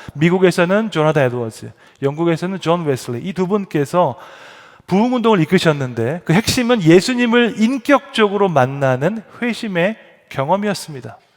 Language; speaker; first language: Korean; native; Korean